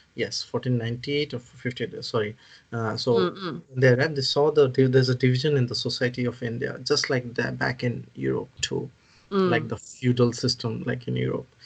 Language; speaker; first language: English; non-native, local second language; Odia